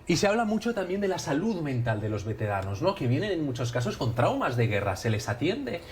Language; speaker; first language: Spanish; native; Spanish